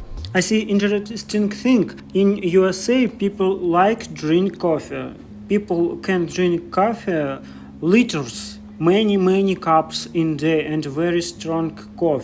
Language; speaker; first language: English; non-native, learner; Russian